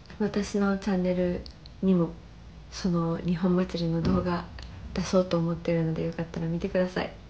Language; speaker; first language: Japanese; early bilingual, other home language; Arabic